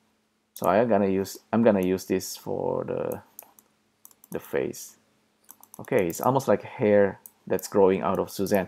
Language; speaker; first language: English; non-native, fluent; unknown